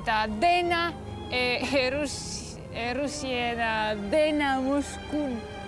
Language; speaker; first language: Basque; non-native, learner; Russian